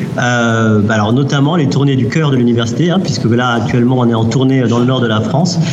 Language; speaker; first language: French; native; French